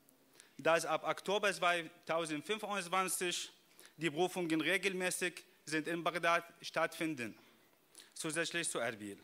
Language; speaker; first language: German; non-native, fluent; Arabic